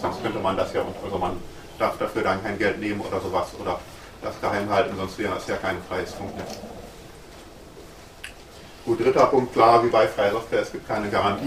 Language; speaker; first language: German; native; German